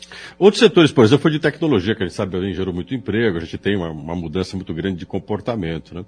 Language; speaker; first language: Portuguese; native; Portuguese